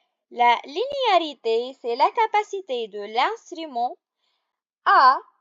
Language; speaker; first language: French; non-native, local second language; Arabic